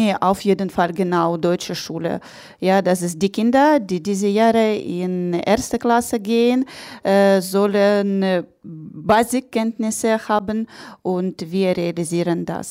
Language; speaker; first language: German; non-native, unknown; Ukrainian